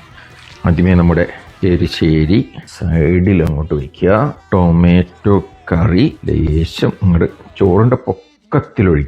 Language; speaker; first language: Malayalam; native; Malayalam